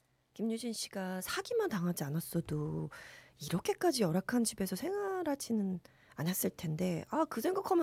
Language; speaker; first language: Korean; native; Korean